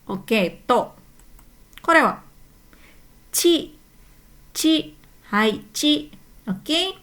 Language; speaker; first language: Japanese; non-native, fluent; Indonesian